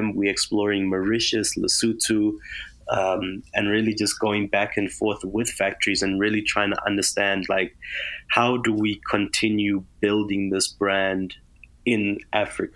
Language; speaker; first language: English; native; English